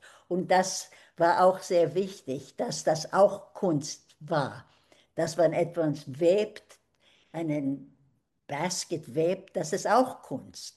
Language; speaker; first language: German; early bilingual, heritage; German